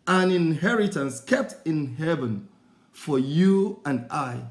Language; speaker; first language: English; non-native, local second language; Yoruba